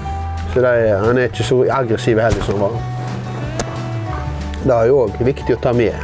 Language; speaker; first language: Norwegian; native; Norwegian